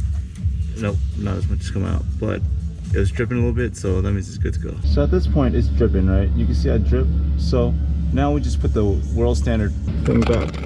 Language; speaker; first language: English; native; English